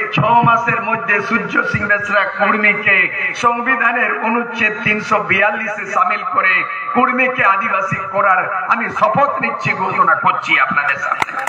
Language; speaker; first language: Bangla; non-native, local second language; Santali